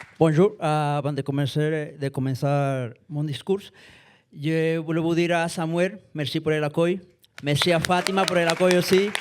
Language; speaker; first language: French; non-native, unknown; Spanish